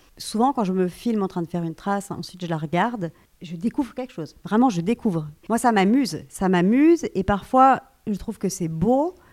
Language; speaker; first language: French; native; French